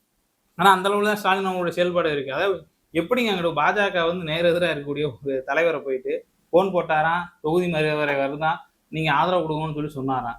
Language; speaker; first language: Tamil; native; Tamil